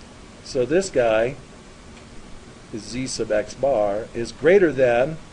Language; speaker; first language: English; native; English